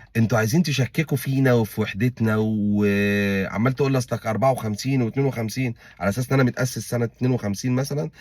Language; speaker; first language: Egyptian Arabic; native; Egyptian Arabic